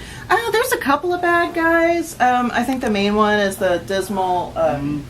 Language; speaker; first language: English; native; English